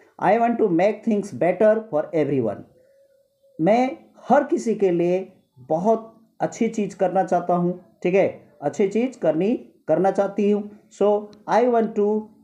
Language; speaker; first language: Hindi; non-native, local second language; Gujarati